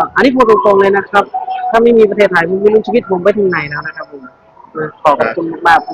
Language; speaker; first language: Thai; non-native, fluent; Khmer